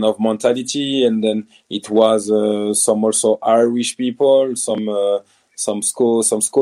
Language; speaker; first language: English; non-native, fluent; French